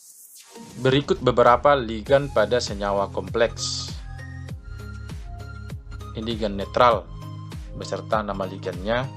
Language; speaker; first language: Indonesian; native; Indonesian